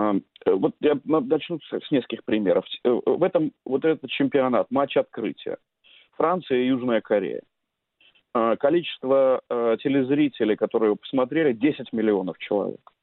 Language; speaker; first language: Russian; native; Russian